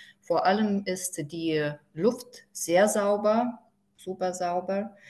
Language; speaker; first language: German; non-native, fluent; Lithuanian